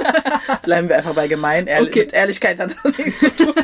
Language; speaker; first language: German; native; German